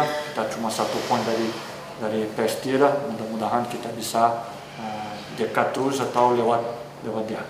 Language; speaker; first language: Indonesian; non-native, fluent; Portuguese